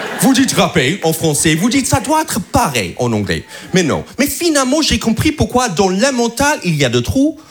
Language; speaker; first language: French; non-native, fluent; English